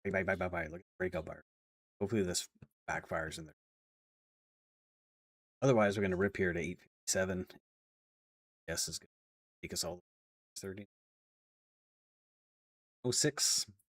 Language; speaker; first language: English; native; English